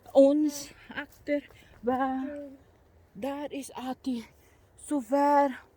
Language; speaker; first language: Dutch; non-native, learner; Filipino